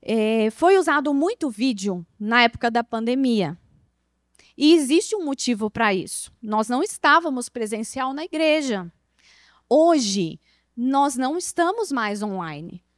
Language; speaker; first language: Portuguese; native; Portuguese